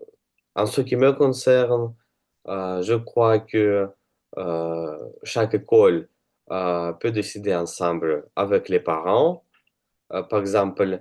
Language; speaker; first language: French; non-native, learner; Russian